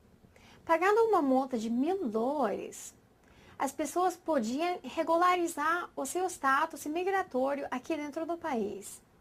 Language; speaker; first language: Portuguese; non-native, fluent; English